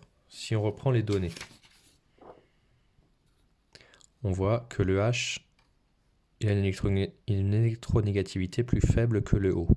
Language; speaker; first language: French; native; French